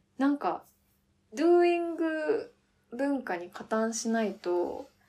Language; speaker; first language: Japanese; early bilingual, heritage; Japanese